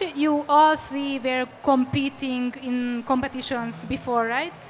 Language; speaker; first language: English; non-native, fluent; Hungarian